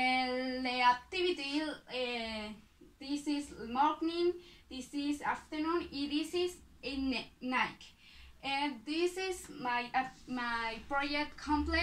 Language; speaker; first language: English; non-native, learner; Spanish